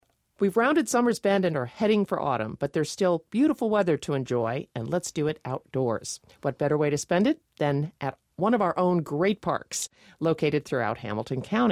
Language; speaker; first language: English; native; English